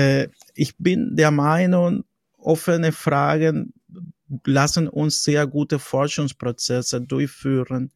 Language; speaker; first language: German; non-native, fluent; Spanish